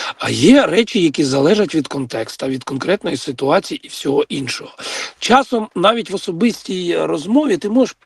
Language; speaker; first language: Ukrainian; non-native, local second language; Russian